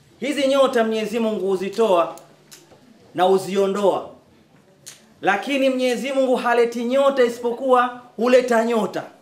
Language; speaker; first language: Swahili; native; Swahili